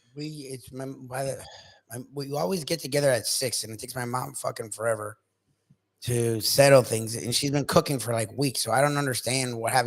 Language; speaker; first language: English; native; English